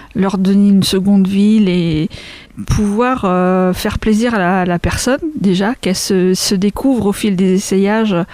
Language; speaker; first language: French; native; French